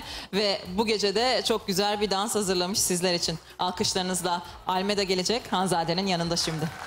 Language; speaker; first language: Turkish; native; Turkish